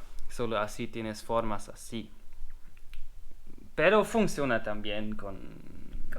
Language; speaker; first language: Spanish; non-native, learner; German